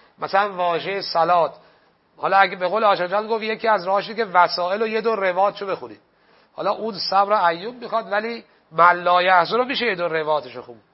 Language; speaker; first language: Persian; native; Persian